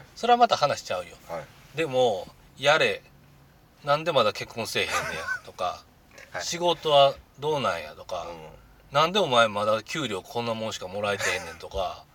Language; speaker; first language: Japanese; native; Japanese